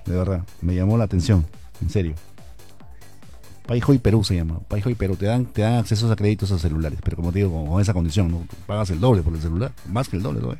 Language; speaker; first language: Spanish; native; Spanish